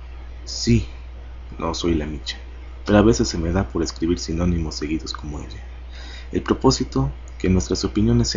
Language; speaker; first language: Spanish; native; Spanish